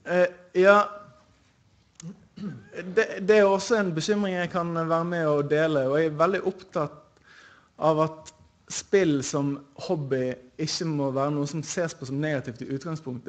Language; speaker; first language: Norwegian; native; Norwegian